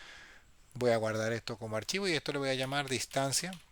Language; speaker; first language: Spanish; native; Spanish